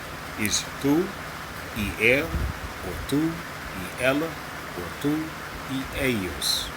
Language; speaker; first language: Spanish; non-native, learner; English